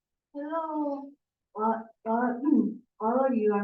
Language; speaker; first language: English; non-native, learner; Portuguese